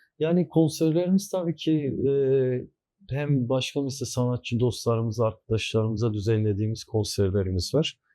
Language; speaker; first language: Turkish; non-native, local second language; Kurdish